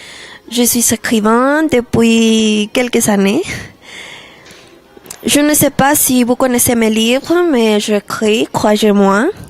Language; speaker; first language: French; non-native, learner; Spanish